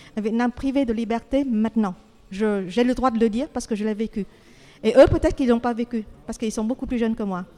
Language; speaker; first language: French; non-native, fluent; Vietnamese